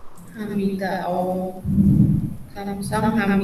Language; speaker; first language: Korean; non-native, learner; Indonesian